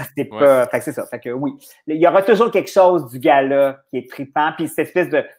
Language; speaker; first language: French; native; French